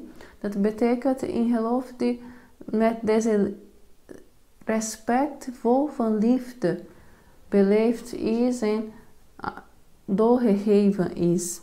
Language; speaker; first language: Dutch; non-native, fluent; Portuguese